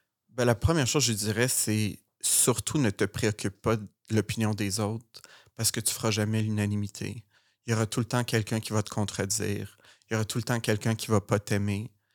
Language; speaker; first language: French; native; French